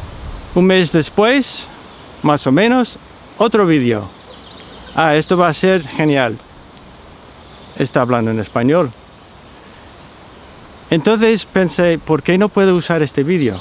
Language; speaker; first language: Spanish; non-native, fluent; English